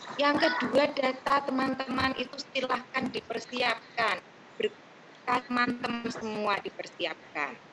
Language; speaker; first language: Indonesian; non-native, local second language; Javanese